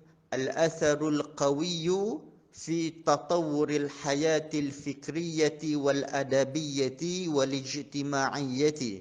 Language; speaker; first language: Arabic; non-native, fluent; Malay